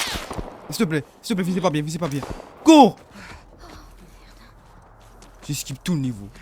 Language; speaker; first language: French; native; French